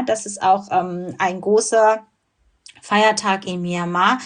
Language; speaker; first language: German; non-native, fluent; Burmese